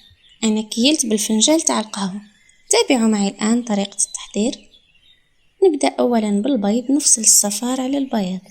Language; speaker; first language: Arabic; native; Arabic